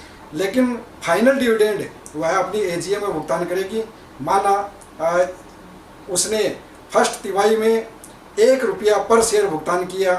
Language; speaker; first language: Hindi; native; Hindi